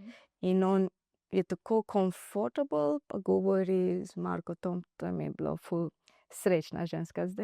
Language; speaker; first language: Slovenian; non-native, learner; Divehi